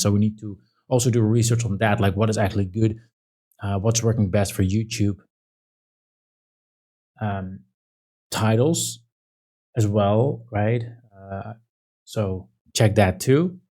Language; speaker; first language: English; non-native, fluent; Dutch